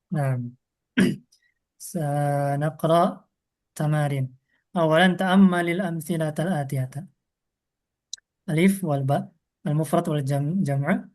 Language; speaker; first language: Arabic; non-native, fluent; Indonesian